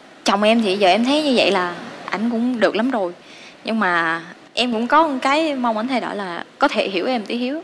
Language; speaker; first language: Vietnamese; native; Vietnamese